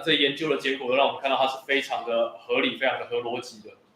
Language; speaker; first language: Chinese; native; Chinese